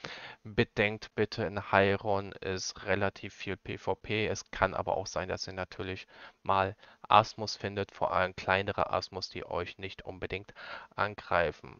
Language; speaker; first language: German; native; German